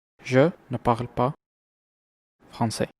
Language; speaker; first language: French; non-native, learner; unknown